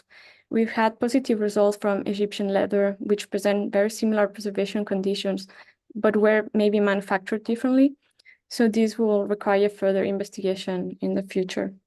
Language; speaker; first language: English; non-native, fluent; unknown